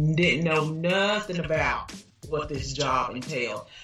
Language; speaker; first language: English; native; English